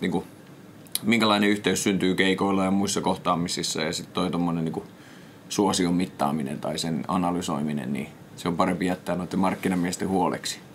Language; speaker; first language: Finnish; native; Finnish